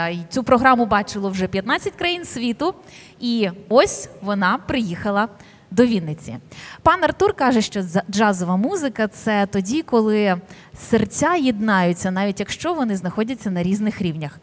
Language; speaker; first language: Ukrainian; native; Ukrainian